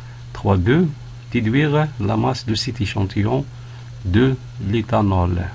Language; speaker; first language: French; non-native, local second language; Arabic